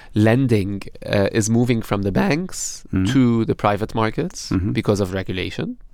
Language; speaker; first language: English; non-native, fluent; Arabic